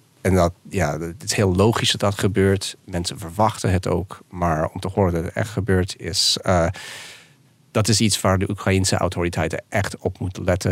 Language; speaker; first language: Dutch; non-native, fluent; English